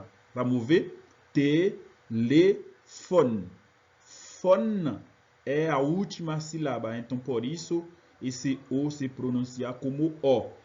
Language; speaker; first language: Portuguese; non-native, fluent; French